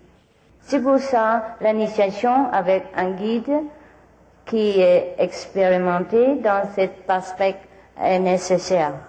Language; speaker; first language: French; non-native, learner; Vietnamese